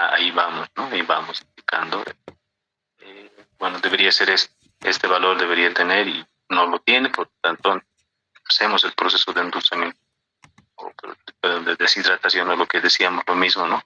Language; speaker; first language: Spanish; native; Spanish